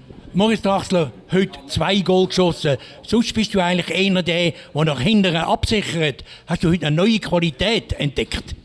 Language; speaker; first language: German; native; German